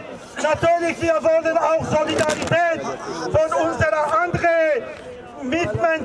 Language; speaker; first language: German; non-native, fluent; Kurdish